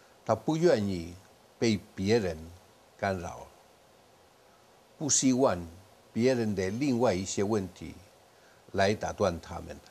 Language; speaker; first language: Chinese; non-native, fluent; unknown